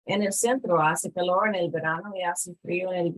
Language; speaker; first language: Spanish; non-native, fluent; English